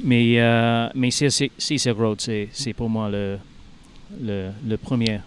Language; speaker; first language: French; non-native, learner; English